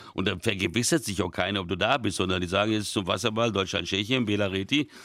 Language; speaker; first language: German; early bilingual, other home language; Hungarian